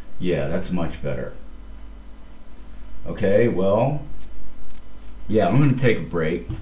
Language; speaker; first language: English; native; English